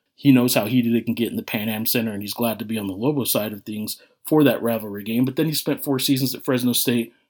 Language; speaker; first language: English; native; English